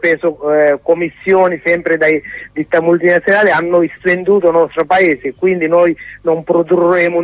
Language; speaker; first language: Italian; non-native, learner; Sinhala